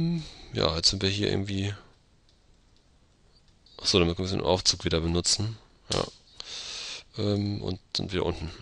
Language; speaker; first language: German; native; German